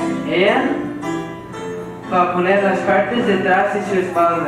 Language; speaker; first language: Spanish; non-native, fluent; English